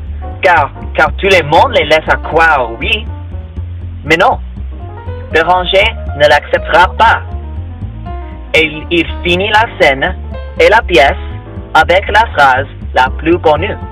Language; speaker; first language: French; non-native, learner; English